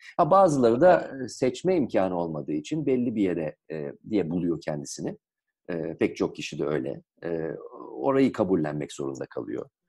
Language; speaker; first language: Turkish; native; Turkish